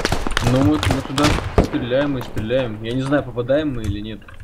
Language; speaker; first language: Russian; native; Russian